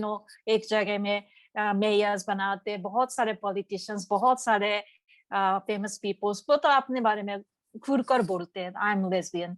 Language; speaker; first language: Hindi; non-native, learner; Japanese